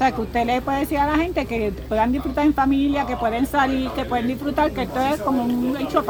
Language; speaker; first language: Spanish; native; Spanish